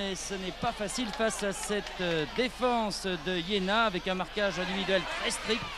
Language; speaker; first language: French; native; French